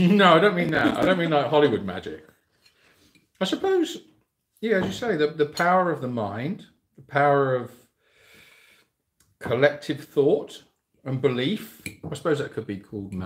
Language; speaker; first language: English; native; English